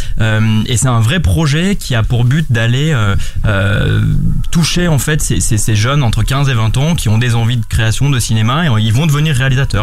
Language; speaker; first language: French; native; French